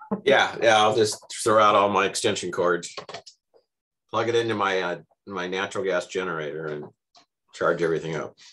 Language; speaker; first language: English; native; English